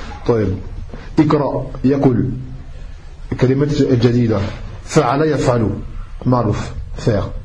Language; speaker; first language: Arabic; non-native, fluent; French